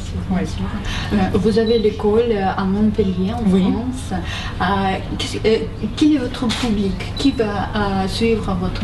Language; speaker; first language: French; non-native, learner; Russian